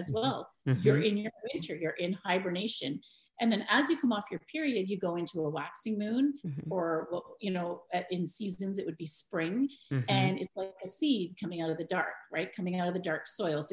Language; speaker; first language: English; native; English